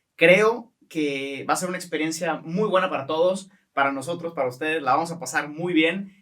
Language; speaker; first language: Spanish; native; Spanish